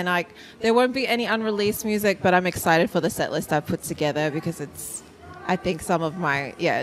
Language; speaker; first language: English; native; English